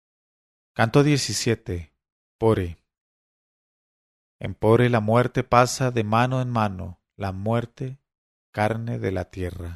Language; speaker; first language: Spanish; native; Spanish